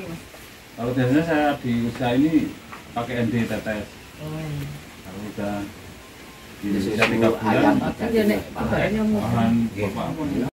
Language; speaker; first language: Indonesian; non-native, local second language; Javanese